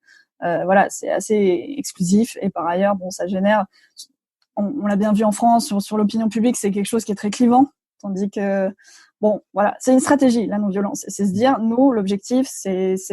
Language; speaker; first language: French; native; French